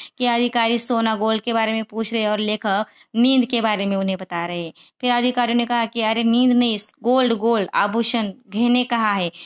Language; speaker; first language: Hindi; non-native, local second language; Marathi